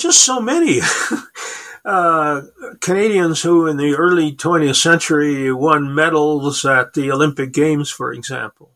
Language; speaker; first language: English; native; English